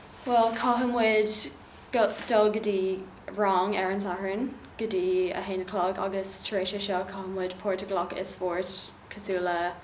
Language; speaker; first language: Irish; non-native, local second language; English